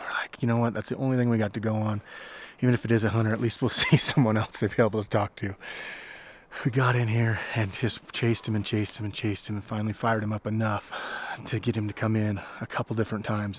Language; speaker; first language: English; native; English